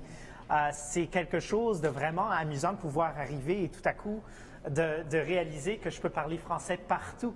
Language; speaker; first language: French; native; French